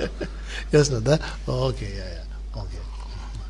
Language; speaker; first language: Russian; non-native, learner; Tibetan